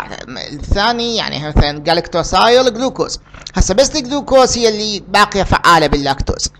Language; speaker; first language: Arabic; native; Arabic